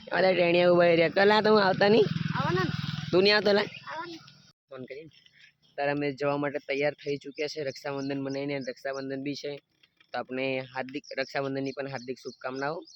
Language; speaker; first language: Gujarati; non-native, local second language; Rathawi